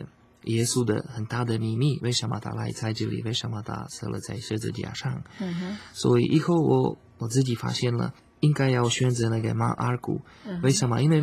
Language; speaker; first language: Chinese; non-native, fluent; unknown